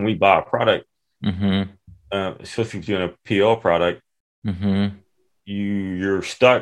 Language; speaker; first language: English; native; English